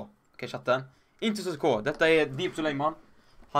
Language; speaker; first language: Swedish; native; Swedish